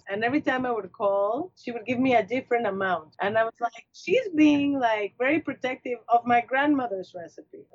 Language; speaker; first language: English; non-native, fluent; Spanish